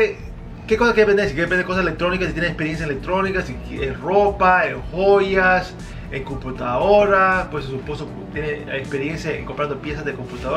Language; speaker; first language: Spanish; early bilingual, heritage; Spanish